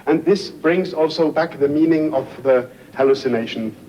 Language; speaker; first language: English; non-native, fluent; French